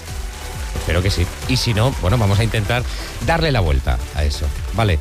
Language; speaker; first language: Spanish; native; Spanish